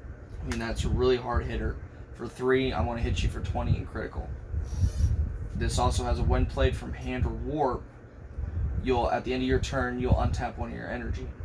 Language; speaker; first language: English; native; English